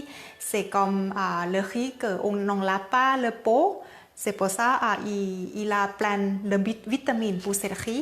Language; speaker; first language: French; non-native, learner; Thai